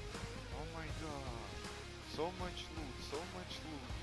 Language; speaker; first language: English; non-native, learner; Russian